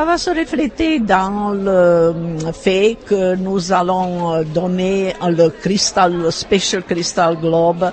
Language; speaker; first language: French; non-native, fluent; Czech